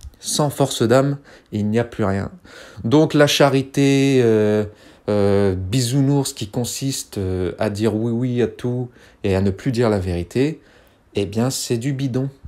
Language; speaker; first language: French; early bilingual, other home language; Kabyle